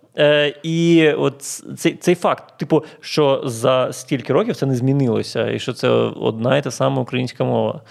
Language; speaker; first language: Ukrainian; non-native, local second language; Russian